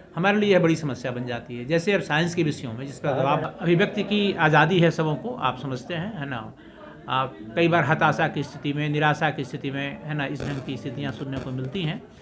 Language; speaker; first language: Hindi; native; Hindi